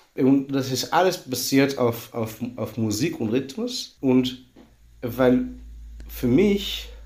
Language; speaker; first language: German; non-native, fluent; Hebrew